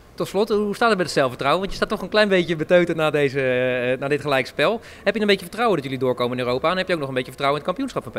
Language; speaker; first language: Dutch; native; Dutch